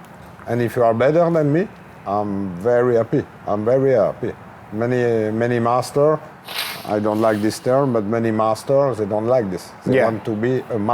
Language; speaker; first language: English; non-native, learner; French